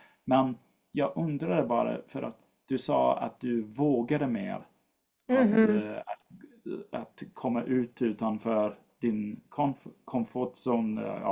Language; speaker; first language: Swedish; non-native, fluent; English